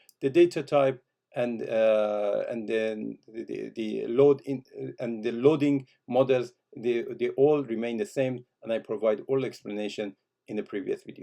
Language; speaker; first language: English; non-native, fluent; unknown